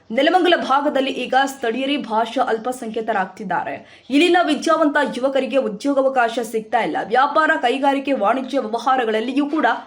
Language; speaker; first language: Kannada; native; Kannada